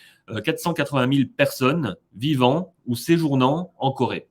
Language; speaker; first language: French; native; French